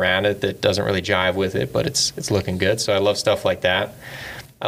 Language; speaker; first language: English; native; English